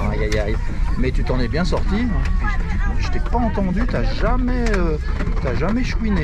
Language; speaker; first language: French; native; French